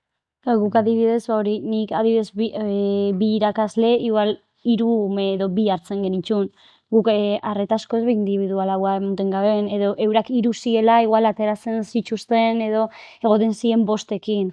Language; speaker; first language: Basque; native; Basque